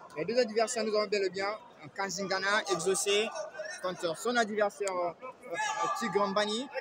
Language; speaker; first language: French; non-native, local second language; Lingala